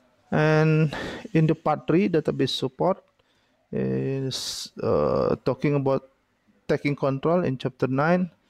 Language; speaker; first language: English; non-native, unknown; Indonesian